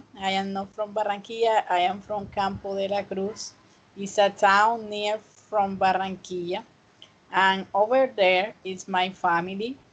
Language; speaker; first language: English; non-native, fluent; Spanish